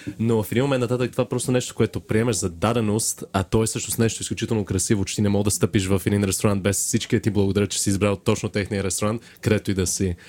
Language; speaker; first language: Bulgarian; native; Bulgarian